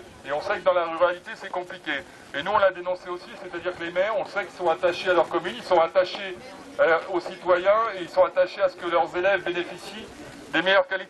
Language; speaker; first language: French; native; French